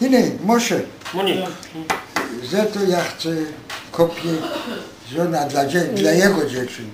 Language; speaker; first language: Polish; non-native, local second language; Yiddish